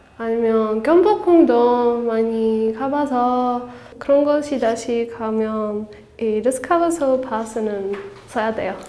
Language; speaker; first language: Korean; non-native, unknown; Czech